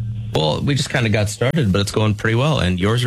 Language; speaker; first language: English; native; English